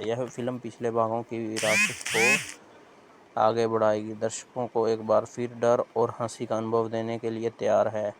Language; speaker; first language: Hindi; native; Hindi